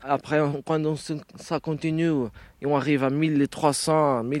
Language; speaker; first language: French; non-native, learner; Portuguese